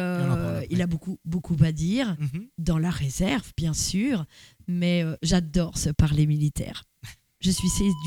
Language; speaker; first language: French; native; French